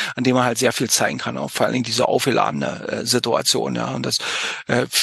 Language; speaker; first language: German; native; German